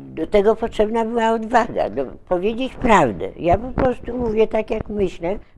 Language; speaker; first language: Polish; native; Polish